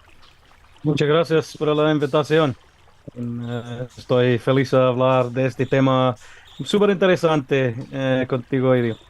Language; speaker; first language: Spanish; non-native, learner; English